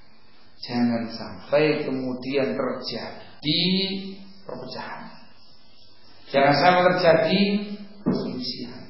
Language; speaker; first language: Indonesian; native; Indonesian